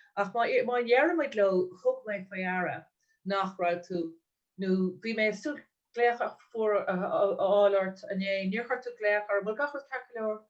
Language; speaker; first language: Irish; non-native, local second language; English